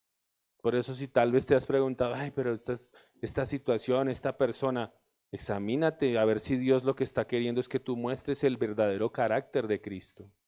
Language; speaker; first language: Spanish; native; Spanish